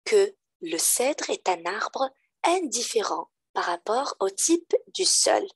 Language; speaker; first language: French; non-native, local second language; Arabic